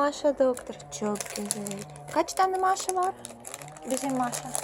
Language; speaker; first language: Turkish; non-native, learner; Russian